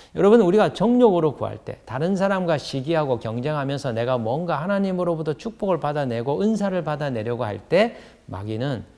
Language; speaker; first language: Korean; native; Korean